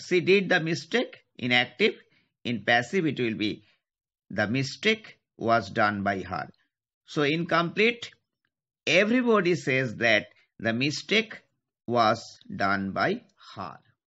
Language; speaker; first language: English; non-native, local second language; Bangla